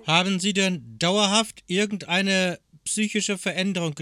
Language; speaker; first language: German; native; German